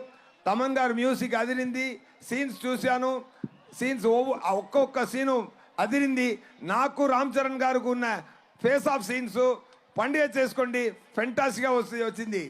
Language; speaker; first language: Telugu; non-native, local second language; Tamil